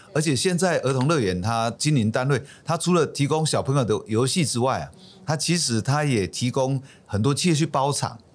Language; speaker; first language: Chinese; native; Chinese